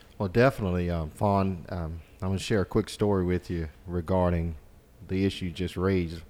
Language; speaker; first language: English; native; English